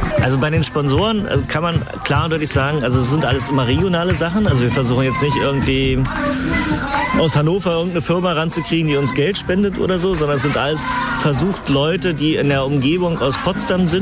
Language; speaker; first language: German; native; German